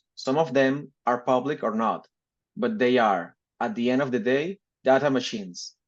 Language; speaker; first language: English; non-native, fluent; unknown